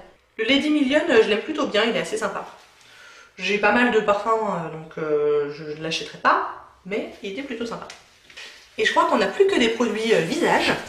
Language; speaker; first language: French; native; French